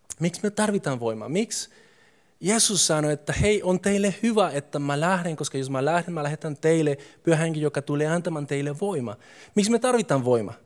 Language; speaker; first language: Finnish; non-native, fluent; Spanish